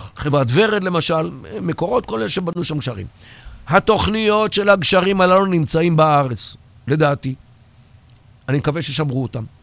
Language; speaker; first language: Hebrew; native; Hebrew